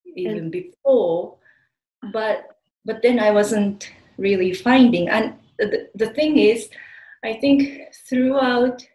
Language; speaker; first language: English; non-native, fluent; Japanese